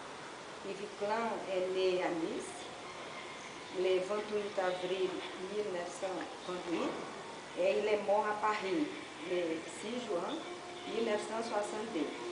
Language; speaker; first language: French; non-native, learner; Portuguese